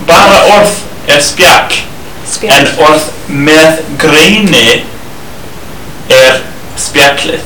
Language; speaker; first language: Icelandic; non-native, learner; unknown